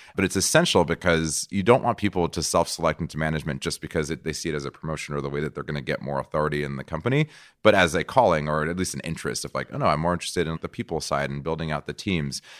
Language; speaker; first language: English; non-native, fluent; Portuguese